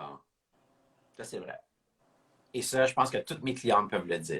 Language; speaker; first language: French; native; French